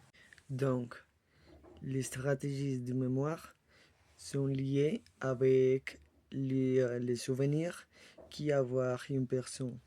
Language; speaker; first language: French; non-native, learner; Spanish